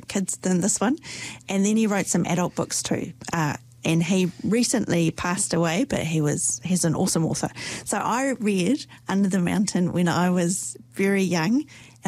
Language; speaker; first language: English; native; English